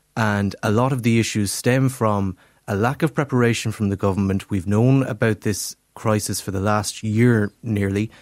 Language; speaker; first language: English; native; English